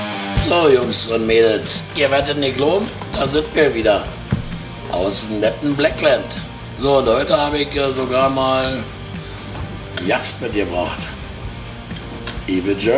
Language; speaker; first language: German; native; German